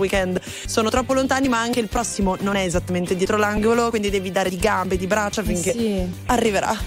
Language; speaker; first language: Italian; native; Italian